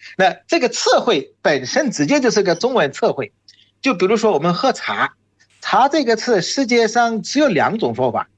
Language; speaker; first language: Chinese; non-native, fluent; Bangla